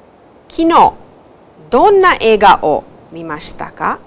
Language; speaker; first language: Japanese; non-native, fluent; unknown